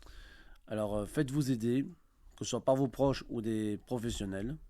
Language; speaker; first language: French; native; French